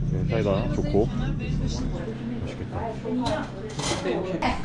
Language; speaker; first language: Korean; native; Korean